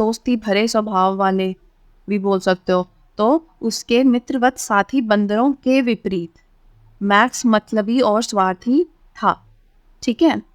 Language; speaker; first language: Hindi; native; Hindi